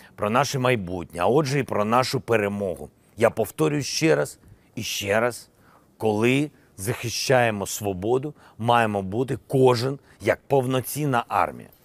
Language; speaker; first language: Ukrainian; non-native, local second language; Russian